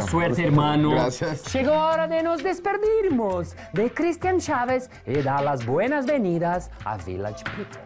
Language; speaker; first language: Portuguese; native; Portuguese